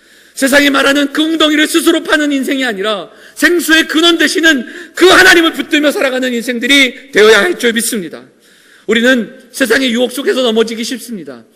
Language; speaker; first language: Korean; native; Korean